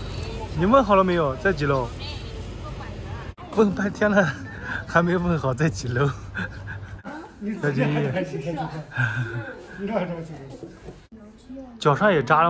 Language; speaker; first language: Chinese; native; Chinese